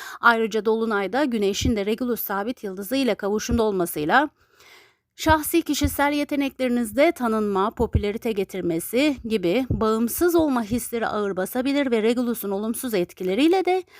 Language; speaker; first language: Turkish; native; Turkish